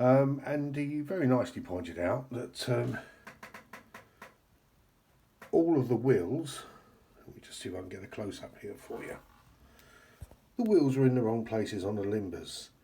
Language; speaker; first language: English; native; English